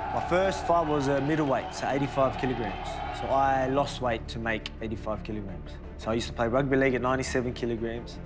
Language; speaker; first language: English; native; English